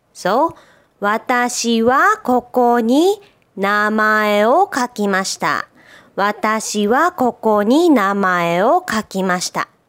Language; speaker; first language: Japanese; native; Japanese